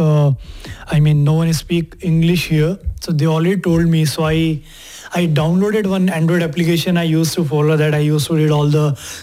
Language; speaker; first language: English; non-native, local second language; Hindi